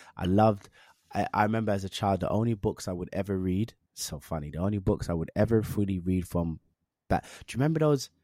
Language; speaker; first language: English; native; English